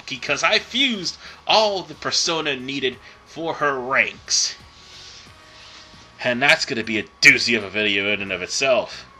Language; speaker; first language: English; native; English